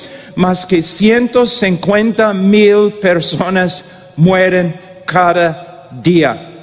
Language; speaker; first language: Spanish; non-native, fluent; English